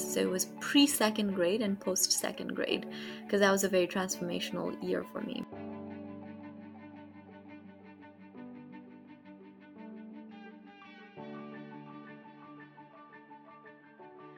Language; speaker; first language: English; non-native, local second language; Nepali